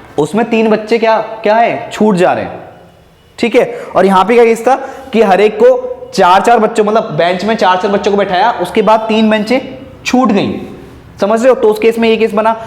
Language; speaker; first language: Hindi; native; Hindi